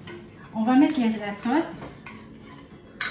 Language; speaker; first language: French; non-native, fluent; Arabic